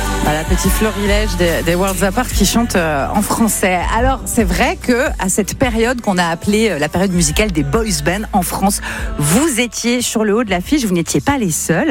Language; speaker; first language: French; native; French